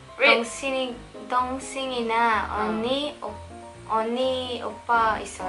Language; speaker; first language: Korean; non-native, learner; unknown